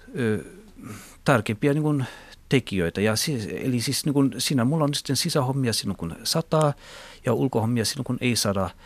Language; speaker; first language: Finnish; non-native, local second language; Swedish